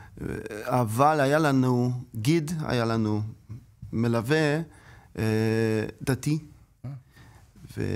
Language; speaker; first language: Hebrew; non-native, learner; Russian